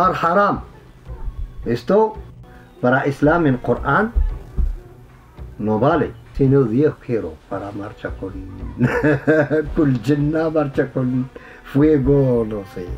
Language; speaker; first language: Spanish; non-native, learner; Arabic